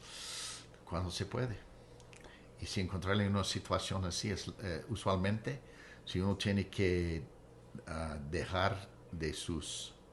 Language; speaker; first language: Spanish; non-native, fluent; English